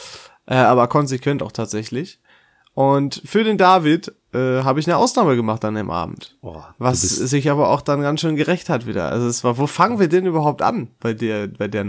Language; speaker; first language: German; native; German